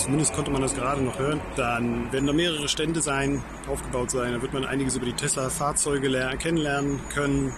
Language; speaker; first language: German; native; German